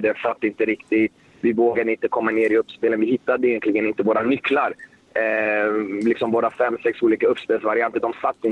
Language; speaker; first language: Swedish; native; Swedish